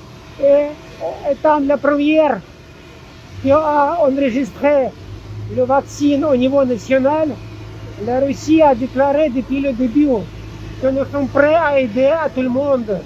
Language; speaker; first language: French; non-native, fluent; Russian